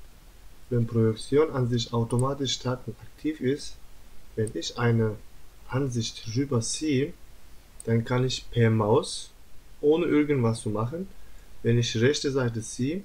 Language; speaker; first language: German; non-native, learner; Turkish